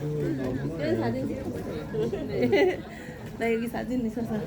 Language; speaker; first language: Korean; non-native, learner; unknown